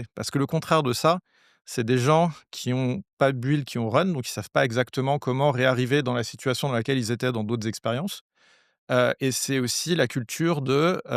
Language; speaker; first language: French; native; French